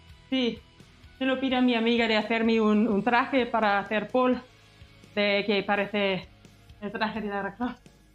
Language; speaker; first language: Spanish; non-native, fluent; German